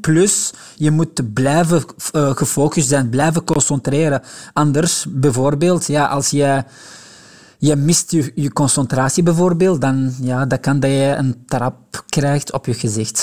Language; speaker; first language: Dutch; non-native, local second language; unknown